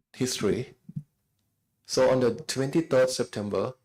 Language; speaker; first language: English; non-native, fluent; Thai